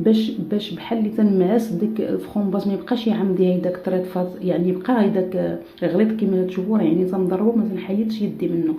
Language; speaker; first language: Arabic; native; Arabic